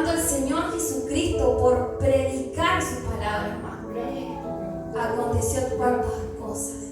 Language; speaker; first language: Spanish; native; Spanish